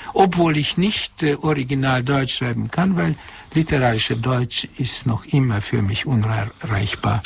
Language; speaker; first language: German; non-native, learner; Hungarian